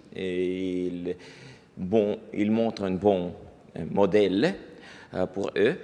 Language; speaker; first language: French; non-native, fluent; Russian